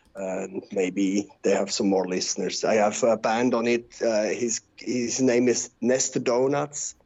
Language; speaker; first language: English; non-native, fluent; Swiss German